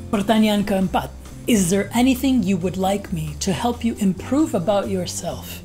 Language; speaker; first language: English; native; English